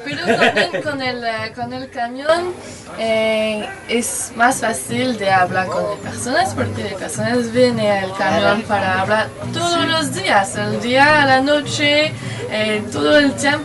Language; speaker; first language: Spanish; non-native, learner; French